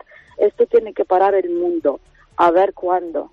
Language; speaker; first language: Spanish; non-native, fluent; Ukrainian